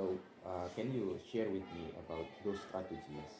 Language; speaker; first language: English; non-native, learner; Indonesian